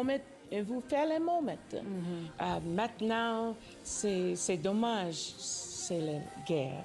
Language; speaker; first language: French; non-native, learner; English